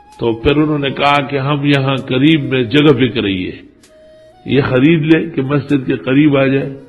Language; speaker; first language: Urdu; non-native, local second language; Pashto